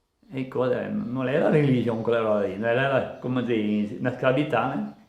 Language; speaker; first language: Italian; early bilingual, heritage; Italian